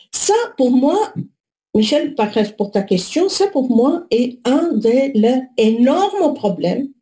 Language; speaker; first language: French; non-native, fluent; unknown